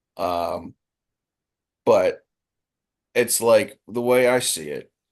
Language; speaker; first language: English; native; English